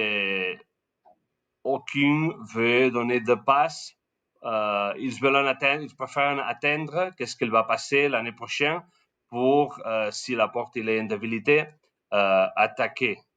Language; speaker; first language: French; non-native, learner; Spanish